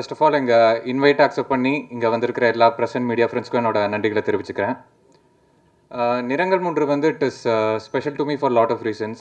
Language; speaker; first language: Tamil; native; Tamil